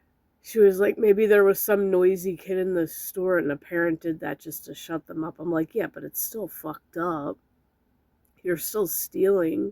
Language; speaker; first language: English; native; English